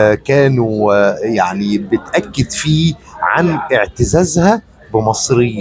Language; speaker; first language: Arabic; native; Arabic